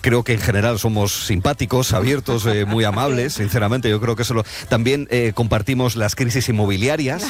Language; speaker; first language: Spanish; native; Spanish